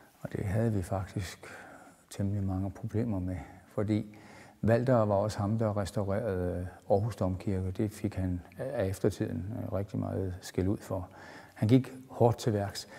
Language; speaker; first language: Danish; native; Danish